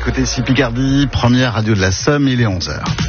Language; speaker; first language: French; native; French